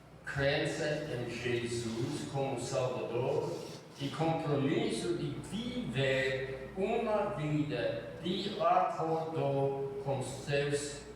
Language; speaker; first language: Portuguese; non-native, fluent; English